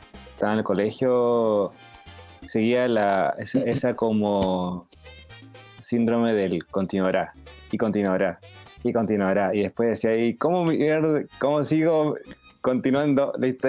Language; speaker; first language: Spanish; native; Spanish